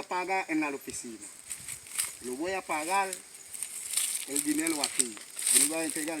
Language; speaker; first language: Spanish; non-native, local second language; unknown